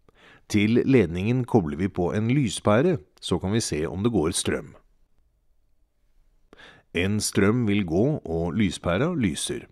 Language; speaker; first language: Norwegian; native; Norwegian